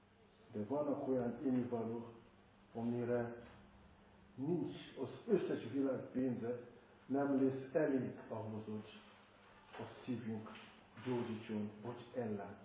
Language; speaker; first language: Hungarian; non-native, fluent; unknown